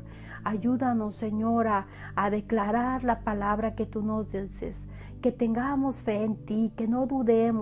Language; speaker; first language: Spanish; native; Spanish